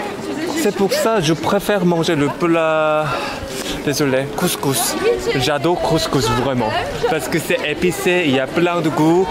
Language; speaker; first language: French; non-native, learner; Korean